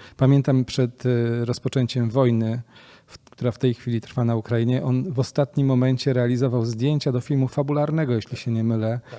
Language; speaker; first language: Polish; native; Polish